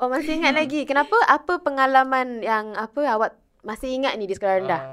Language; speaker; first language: Malay; native; Malay